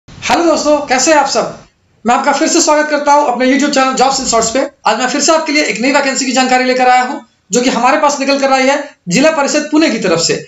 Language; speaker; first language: Hindi; native; Hindi